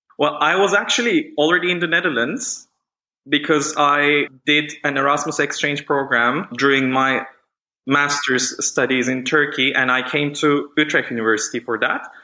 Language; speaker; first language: English; non-native, fluent; Turkish